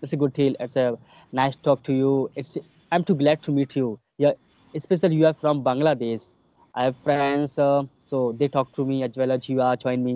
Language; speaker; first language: English; non-native, learner; Hindi